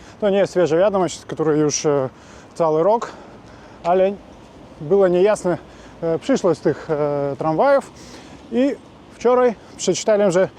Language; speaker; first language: Polish; non-native, fluent; Russian